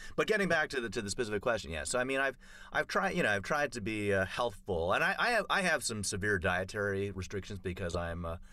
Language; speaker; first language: English; native; English